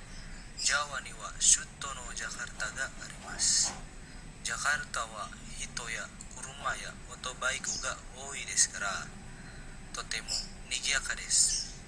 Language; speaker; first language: Japanese; non-native, learner; Indonesian